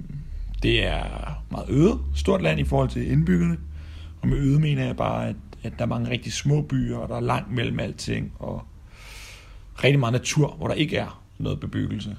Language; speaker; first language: Danish; native; Danish